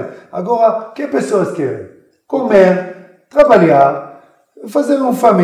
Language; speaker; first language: Portuguese; non-native, learner; Hebrew